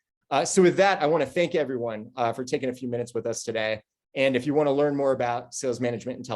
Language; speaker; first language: English; native; English